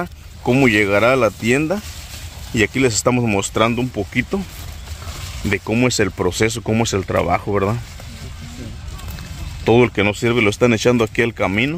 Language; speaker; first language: Spanish; native; Spanish